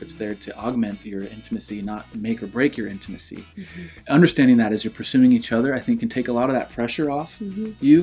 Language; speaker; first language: English; native; English